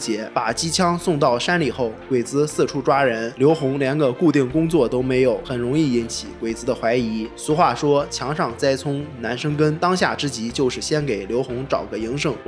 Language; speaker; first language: Chinese; native; Chinese